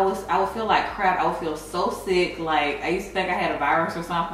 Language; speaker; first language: English; native; English